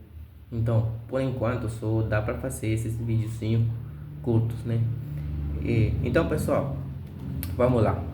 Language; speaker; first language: Portuguese; non-native, fluent; Spanish